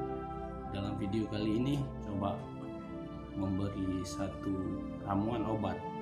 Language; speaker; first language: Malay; non-native, local second language; Achinese